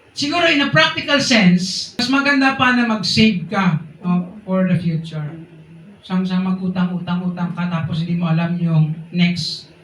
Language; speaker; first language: Filipino; non-native, local second language; Hiligaynon